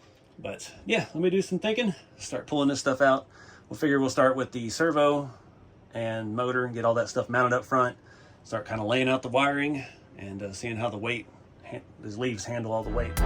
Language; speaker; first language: English; native; English